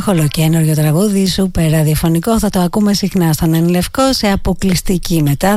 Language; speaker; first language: Greek; native; Greek